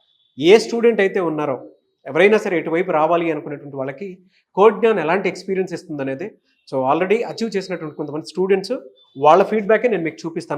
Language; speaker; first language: Telugu; native; Telugu